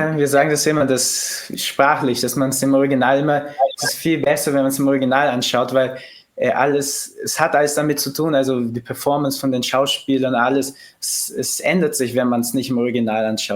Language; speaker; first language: German; early bilingual, heritage; Portuguese